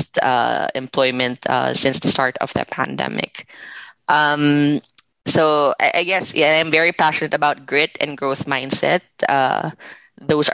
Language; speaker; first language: English; non-native, local second language; Filipino